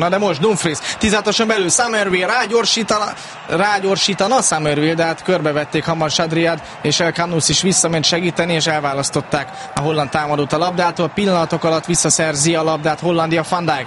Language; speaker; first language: Hungarian; native; Hungarian